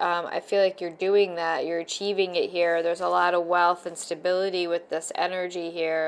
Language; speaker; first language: English; native; English